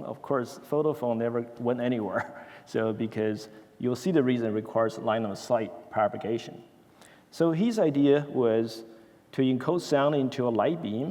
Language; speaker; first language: English; non-native, fluent; Chinese